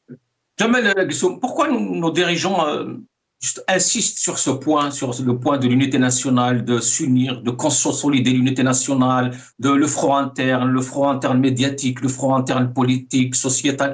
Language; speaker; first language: French; non-native, local second language; Arabic